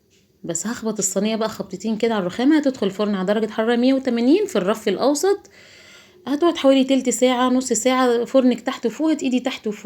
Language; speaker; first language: Arabic; native; Arabic